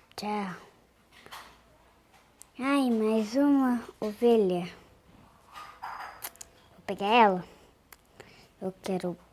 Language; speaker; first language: Portuguese; native; Portuguese